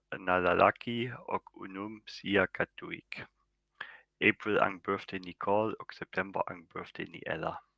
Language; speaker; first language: Cebuano; non-native, learner; German